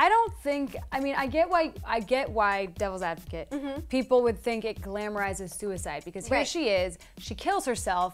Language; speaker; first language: English; native; English